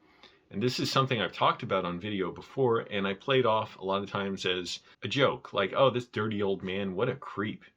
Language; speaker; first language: English; native; English